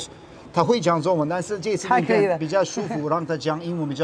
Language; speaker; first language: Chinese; non-native, fluent; Turkish